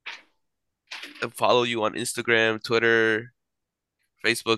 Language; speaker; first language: English; native; English